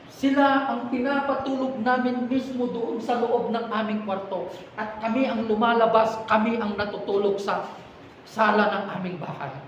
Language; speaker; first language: Filipino; non-native, local second language; Iloko